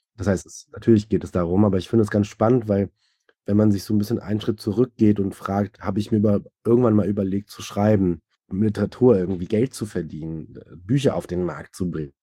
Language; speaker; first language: German; early bilingual, other home language; Turkish